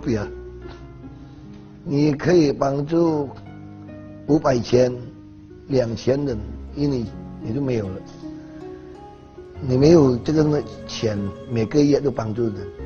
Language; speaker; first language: Chinese; non-native, learner; Hakka Chinese